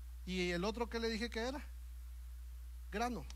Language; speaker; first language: Spanish; native; Spanish